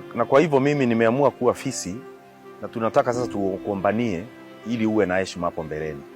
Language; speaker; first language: Swahili; non-native, local second language; Kikuyu